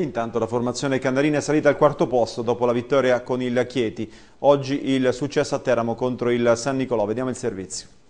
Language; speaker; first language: Italian; native; Italian